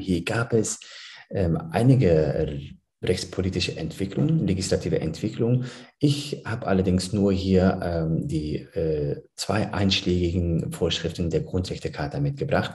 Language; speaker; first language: German; early bilingual, other home language; Turkish